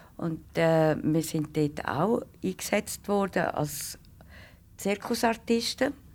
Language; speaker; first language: German; native; German